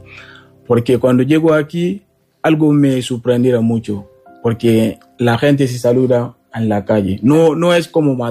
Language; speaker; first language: Spanish; non-native, learner; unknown